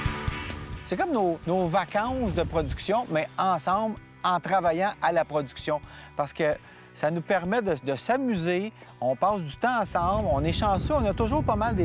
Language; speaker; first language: French; native; French